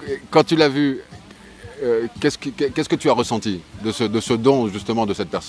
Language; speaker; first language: French; native; French